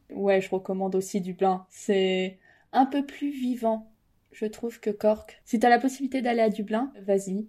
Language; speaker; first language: French; native; French